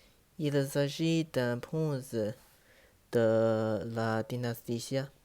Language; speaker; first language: French; non-native, learner; Chinese